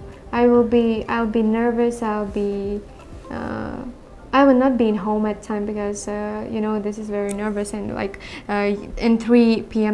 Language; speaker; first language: English; non-native, learner; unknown